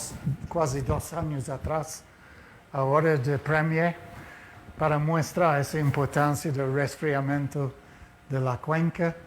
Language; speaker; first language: Spanish; non-native, fluent; Portuguese